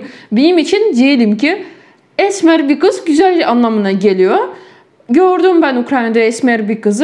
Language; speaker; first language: Turkish; non-native, fluent; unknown